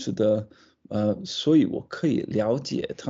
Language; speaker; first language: Chinese; non-native, fluent; English